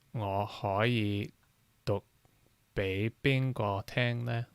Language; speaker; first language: Cantonese; non-native, learner; English